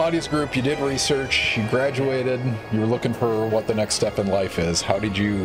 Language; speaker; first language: English; native; English